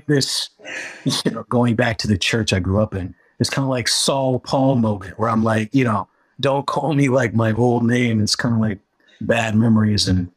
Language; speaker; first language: English; native; English